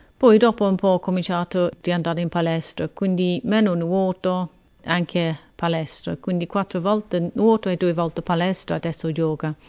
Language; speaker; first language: Italian; non-native, fluent; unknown